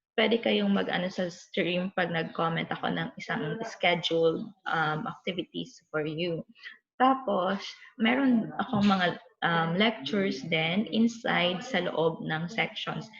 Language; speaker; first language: Filipino; non-native, local second language; Bikol